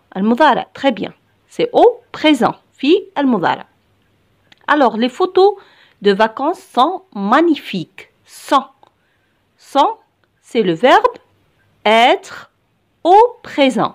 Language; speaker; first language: French; non-native, local second language; Arabic